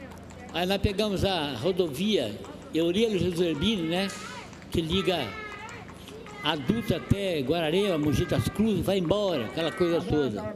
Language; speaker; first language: Portuguese; native; Portuguese